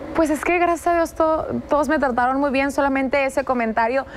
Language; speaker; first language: Spanish; native; Spanish